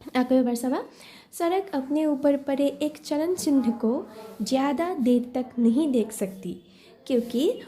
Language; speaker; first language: Hindi; non-native, local second language; Assamese